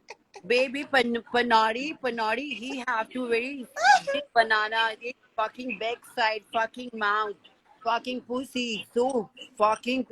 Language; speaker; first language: English; non-native, learner; Hindi